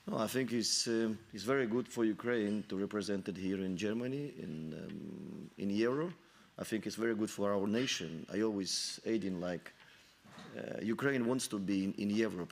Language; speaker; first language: English; non-native, learner; Ukrainian